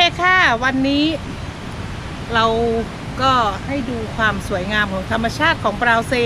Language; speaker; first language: Thai; native; Thai